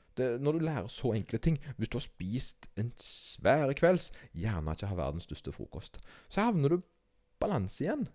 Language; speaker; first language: Norwegian; native; Norwegian